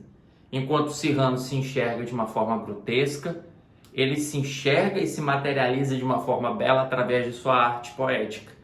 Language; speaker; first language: Portuguese; native; Portuguese